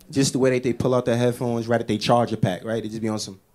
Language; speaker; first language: English; native; English